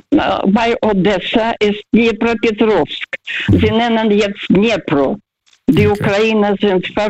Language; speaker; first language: German; early bilingual, heritage; Russian